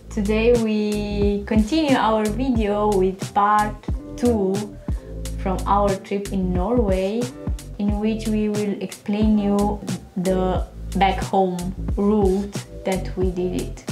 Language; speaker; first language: English; non-native, learner; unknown